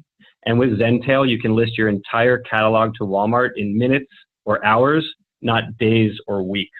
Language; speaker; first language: English; native; English